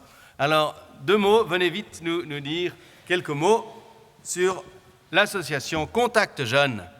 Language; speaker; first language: French; native; French